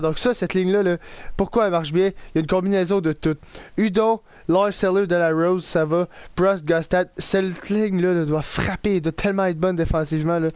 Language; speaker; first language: French; native; French